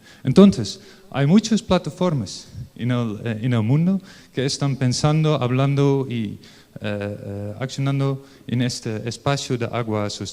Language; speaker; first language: Spanish; non-native, learner; Dutch